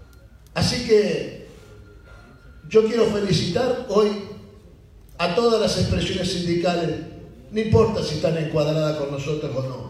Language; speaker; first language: Spanish; native; Spanish